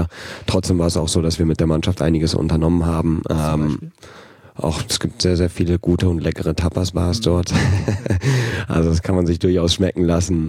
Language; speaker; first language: German; native; German